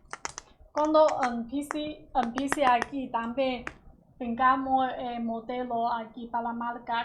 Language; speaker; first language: Spanish; non-native, learner; Chinese